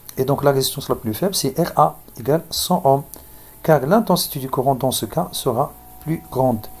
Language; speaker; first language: French; non-native, local second language; Arabic